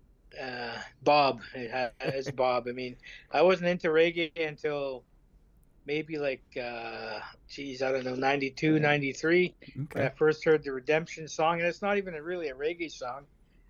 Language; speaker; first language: English; native; English